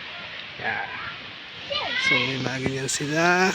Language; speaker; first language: Filipino; native; Filipino